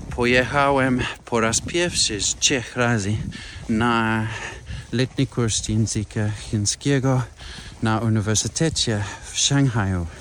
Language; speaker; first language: Polish; non-native, learner; English